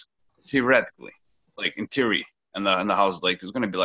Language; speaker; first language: English; non-native, fluent; Portuguese